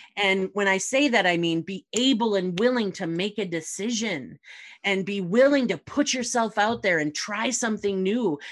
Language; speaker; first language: English; native; English